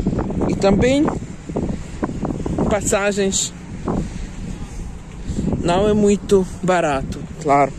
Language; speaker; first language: Portuguese; non-native, fluent; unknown